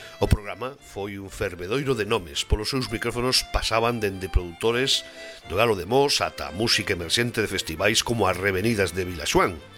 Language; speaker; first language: Galician; native; Galician